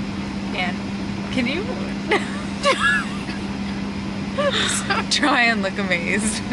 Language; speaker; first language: English; native; English